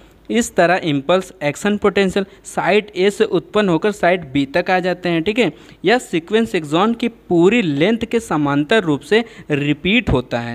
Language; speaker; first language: Hindi; native; Hindi